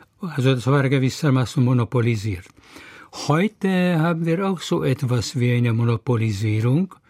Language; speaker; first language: German; non-native, fluent; Hungarian